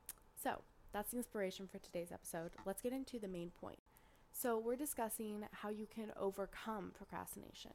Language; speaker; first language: English; native; English